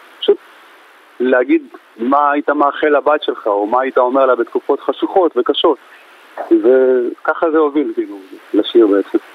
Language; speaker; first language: Hebrew; early bilingual, other home language; Amharic